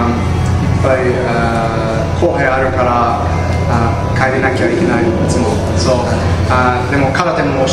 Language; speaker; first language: Japanese; non-native, learner; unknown